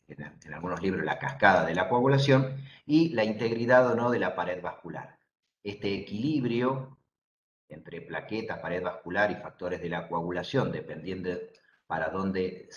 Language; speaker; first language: Spanish; native; Spanish